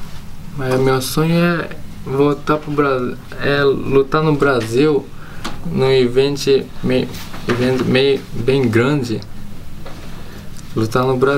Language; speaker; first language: Portuguese; early bilingual, heritage; Portuguese